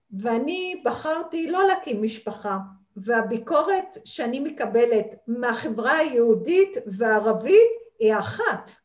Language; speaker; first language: Hebrew; non-native, local second language; Arabic